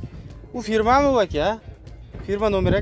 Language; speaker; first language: Turkish; non-native, learner; Uzbek